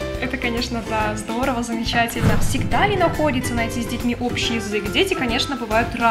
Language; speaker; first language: Russian; native; Russian